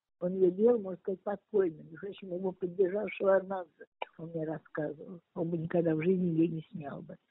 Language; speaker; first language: Russian; native; Russian